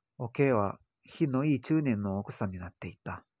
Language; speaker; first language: Japanese; non-native, learner; Indonesian